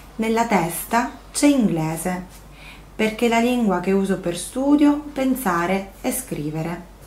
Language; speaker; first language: Italian; non-native, learner; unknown